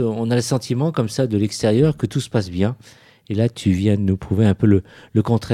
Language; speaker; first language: French; native; French